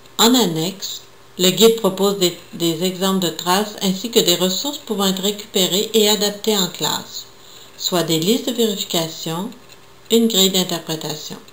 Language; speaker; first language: French; native; French